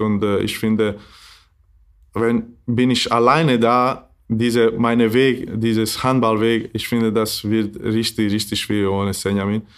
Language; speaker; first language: German; non-native, learner; Bosnian